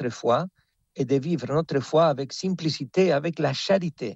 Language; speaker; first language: French; non-native, fluent; Spanish